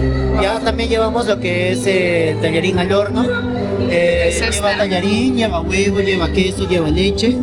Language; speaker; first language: Spanish; native; Spanish